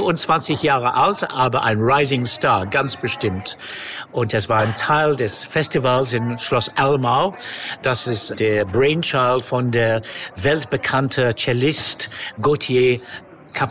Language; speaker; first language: German; non-native, fluent; English